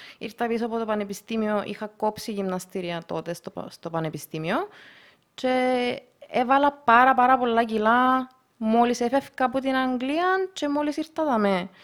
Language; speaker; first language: Greek; early bilingual, other home language; Russian